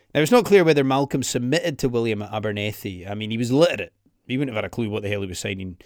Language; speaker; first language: English; native; English